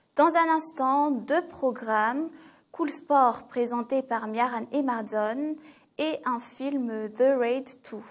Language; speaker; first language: French; non-native, local second language; Malagasy